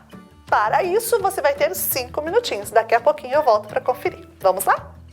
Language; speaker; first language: Portuguese; native; Portuguese